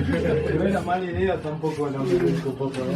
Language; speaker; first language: Spanish; non-native, learner; French